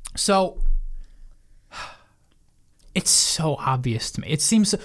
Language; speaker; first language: English; early bilingual, other home language; Italian